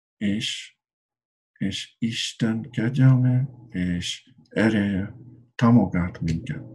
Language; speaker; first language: Hungarian; non-native, learner; English